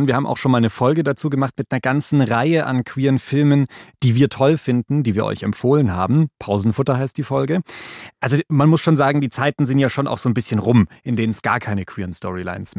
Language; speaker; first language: German; native; German